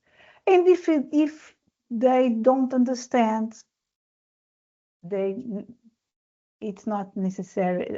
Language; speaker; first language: English; non-native, learner; Portuguese